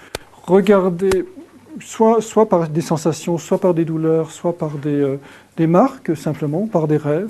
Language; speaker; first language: French; native; French